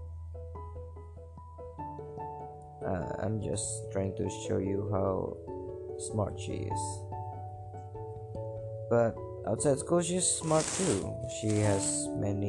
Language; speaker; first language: English; non-native, fluent; Indonesian